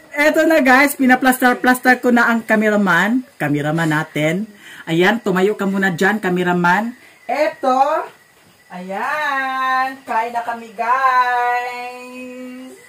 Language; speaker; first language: Filipino; non-native, local second language; Cebuano